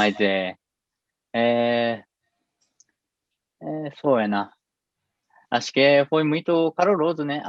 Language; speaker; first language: Portuguese; non-native, fluent; Japanese